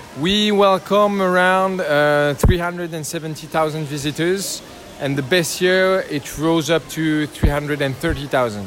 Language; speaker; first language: English; non-native, learner; French